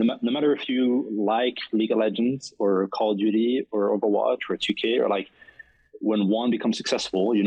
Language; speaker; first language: English; non-native, fluent; French